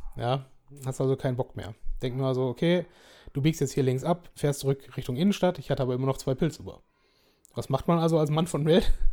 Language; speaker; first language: German; native; German